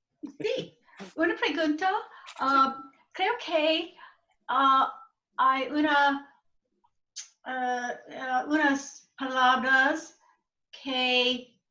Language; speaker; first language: Spanish; non-native, learner; English